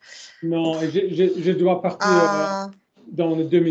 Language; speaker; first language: French; non-native, learner; German